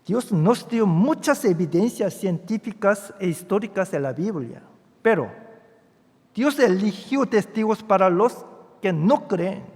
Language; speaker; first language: Spanish; non-native, fluent; Korean